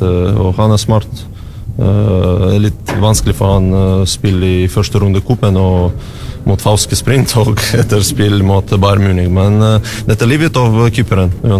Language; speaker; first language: Norwegian; non-native, learner; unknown